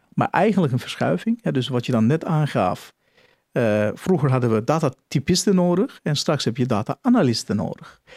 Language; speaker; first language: Dutch; non-native, fluent; Turkish